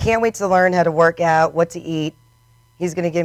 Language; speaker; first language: English; native; English